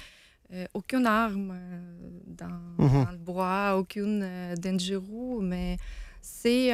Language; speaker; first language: French; non-native, learner; Ukrainian